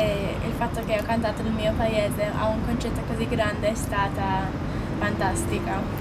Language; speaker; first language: Italian; non-native, fluent; Maltese